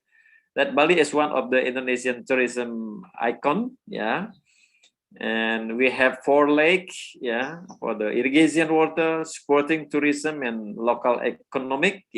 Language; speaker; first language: English; non-native, learner; Indonesian